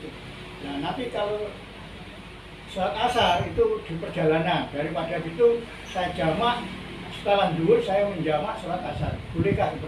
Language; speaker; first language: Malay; non-native, local second language; Javanese